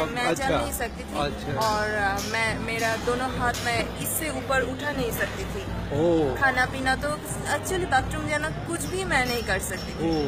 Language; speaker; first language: Hindi; non-native, learner; Bangla